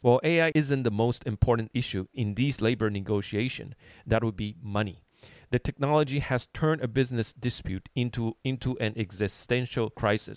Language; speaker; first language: English; non-native, fluent; Chinese